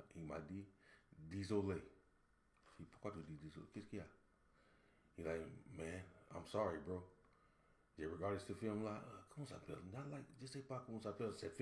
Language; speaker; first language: French; non-native, learner; English